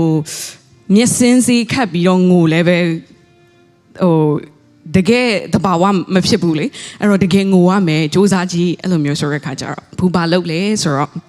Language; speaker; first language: Burmese; non-native, local second language; Tedim Chin